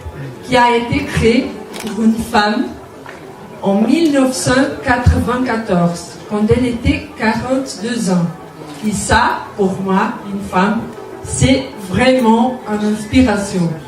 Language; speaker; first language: French; non-native, learner; Portuguese